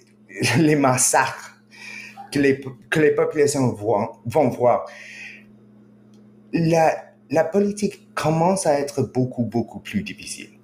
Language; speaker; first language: French; non-native, fluent; English